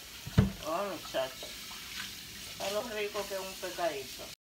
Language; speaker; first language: Spanish; native; Spanish